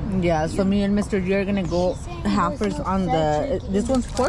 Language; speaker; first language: English; early bilingual, other home language; Spanish